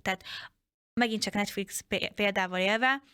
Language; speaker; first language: Hungarian; native; Hungarian